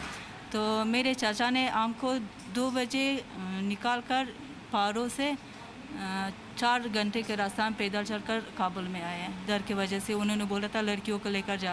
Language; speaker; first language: Hindi; non-native, learner; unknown